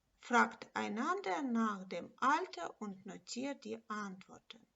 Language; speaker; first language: German; non-native, fluent; Ukrainian